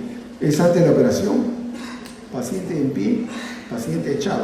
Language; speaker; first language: Spanish; native; Spanish